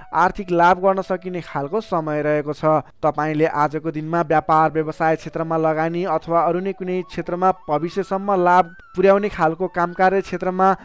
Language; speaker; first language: Nepali; native; Nepali